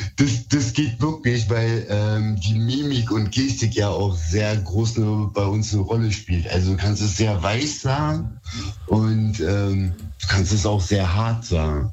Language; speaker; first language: German; early bilingual, other home language; Turkish